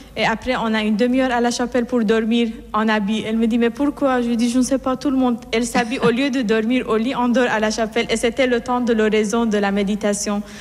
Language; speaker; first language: French; non-native, fluent; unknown